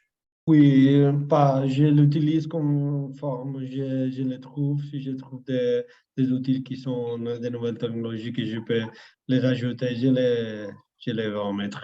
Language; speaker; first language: French; non-native, fluent; Catalan